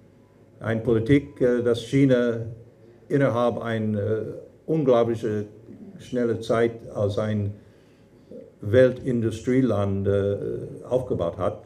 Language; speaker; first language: German; non-native, fluent; English